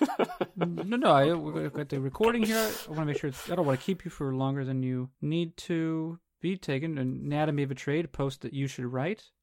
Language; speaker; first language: English; early bilingual, other home language; Italian